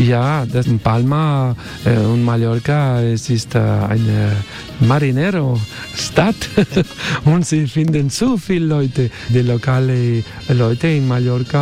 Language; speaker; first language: German; non-native, learner; Spanish